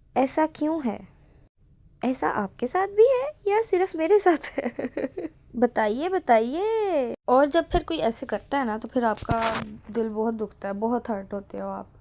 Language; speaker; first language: Urdu; non-native, local second language; Punjabi